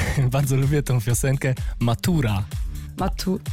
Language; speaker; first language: Polish; early bilingual, heritage; German